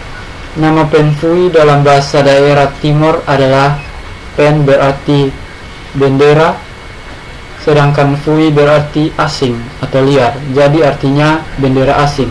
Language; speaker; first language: Indonesian; native; Indonesian